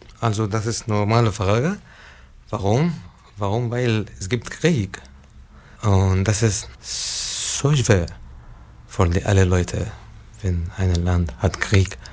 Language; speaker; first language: German; non-native, learner; Arabic